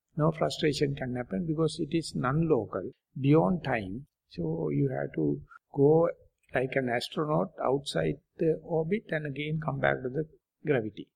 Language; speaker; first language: English; non-native, local second language; Sinhala